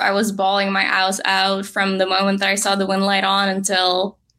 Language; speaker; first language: English; non-native, fluent; Norwegian